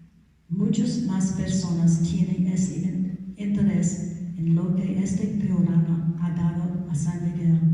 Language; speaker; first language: Spanish; non-native, learner; English